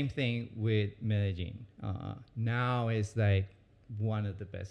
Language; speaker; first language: English; non-native, fluent; Spanish